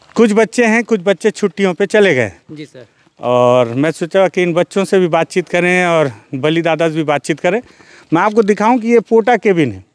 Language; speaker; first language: Hindi; native; Hindi